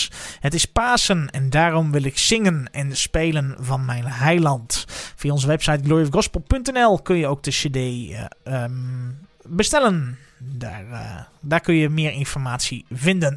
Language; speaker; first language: Dutch; native; Dutch